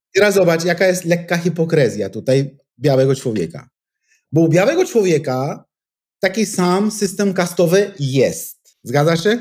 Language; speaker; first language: Polish; non-native, fluent; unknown